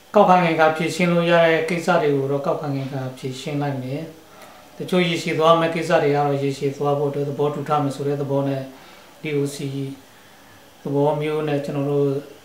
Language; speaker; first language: Burmese; non-native, local second language; Western Kayah